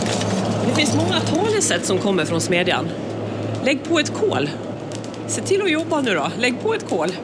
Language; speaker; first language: Swedish; native; Swedish